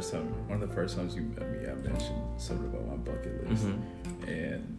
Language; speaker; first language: English; non-native, local second language; Yoruba